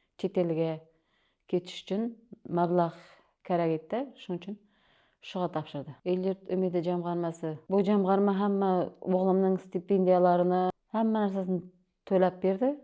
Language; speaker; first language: Uzbek; native; Uzbek